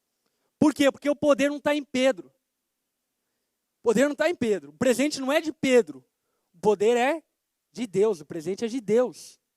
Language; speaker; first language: Portuguese; native; Portuguese